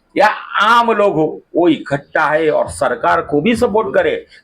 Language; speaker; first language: Hindi; non-native, local second language; Marathi